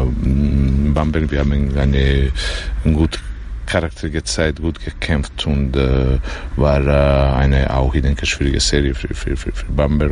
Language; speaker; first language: German; non-native, learner; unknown